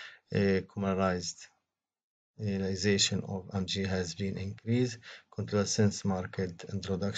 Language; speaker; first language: English; non-native, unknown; Arabic